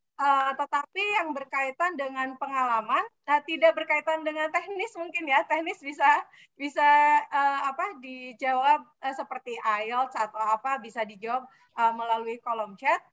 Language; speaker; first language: Indonesian; native; Indonesian